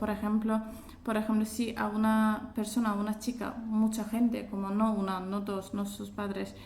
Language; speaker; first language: Spanish; non-native, fluent; Azerbaijani